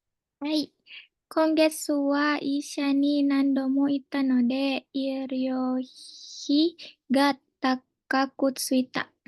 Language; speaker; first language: Japanese; non-native, learner; Indonesian